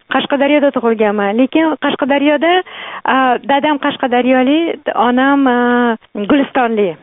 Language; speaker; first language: Uzbek; native; Uzbek